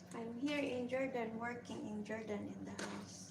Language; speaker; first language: English; non-native, learner; Bikol